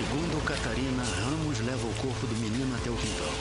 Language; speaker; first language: Portuguese; native; Portuguese